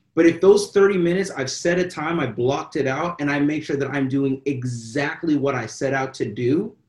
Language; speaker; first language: English; native; English